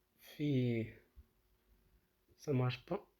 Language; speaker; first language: French; non-native, local second language; Arabic